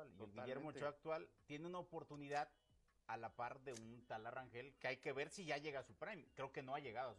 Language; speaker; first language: Spanish; native; Spanish